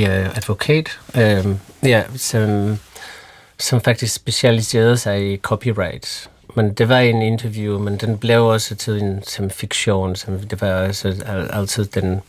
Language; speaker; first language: Danish; non-native, fluent; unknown